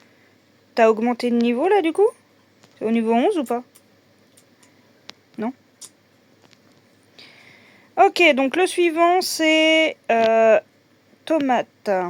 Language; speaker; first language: French; native; French